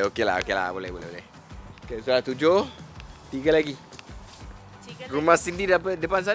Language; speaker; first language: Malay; non-native, local second language; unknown